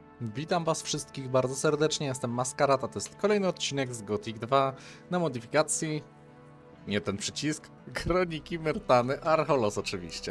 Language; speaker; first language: Polish; native; Polish